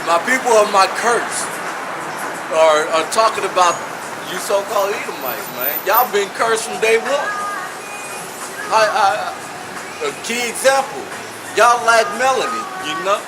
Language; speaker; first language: English; native; English